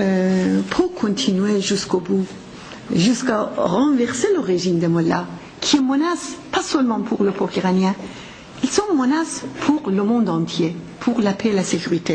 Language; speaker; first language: French; non-native, fluent; Persian